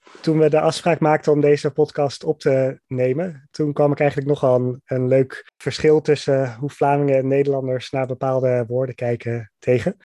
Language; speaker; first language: Dutch; native; Dutch